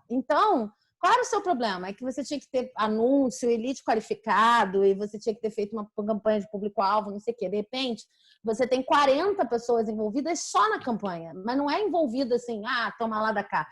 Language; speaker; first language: Portuguese; native; Portuguese